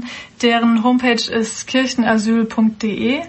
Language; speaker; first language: German; native; German